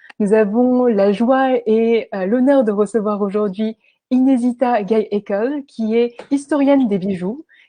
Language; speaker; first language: French; native; French